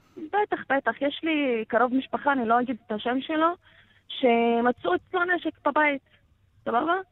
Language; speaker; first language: Hebrew; non-native, local second language; Arabic